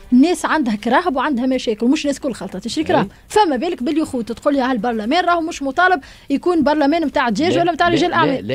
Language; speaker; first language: Arabic; native; Arabic